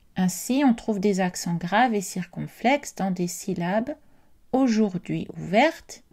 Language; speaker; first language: French; native; French